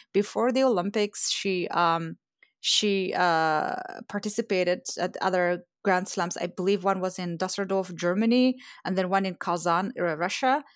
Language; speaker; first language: English; non-native, fluent; Persian